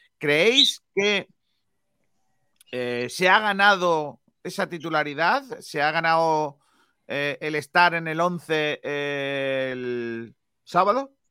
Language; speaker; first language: Spanish; native; Spanish